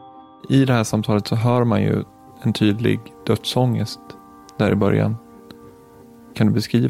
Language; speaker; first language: Swedish; native; Swedish